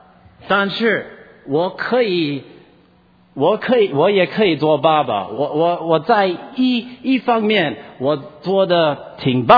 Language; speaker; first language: Chinese; non-native, fluent; English